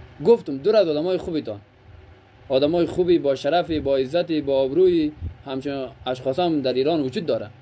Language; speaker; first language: Persian; native; Persian